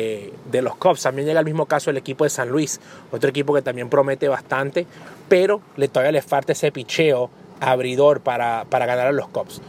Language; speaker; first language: Spanish; early bilingual, heritage; Spanish